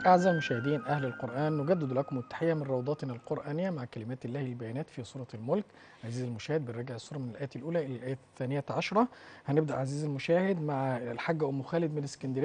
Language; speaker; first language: Arabic; native; Arabic